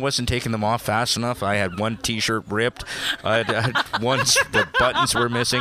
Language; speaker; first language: English; native; English